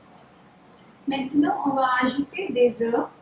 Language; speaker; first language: French; non-native, fluent; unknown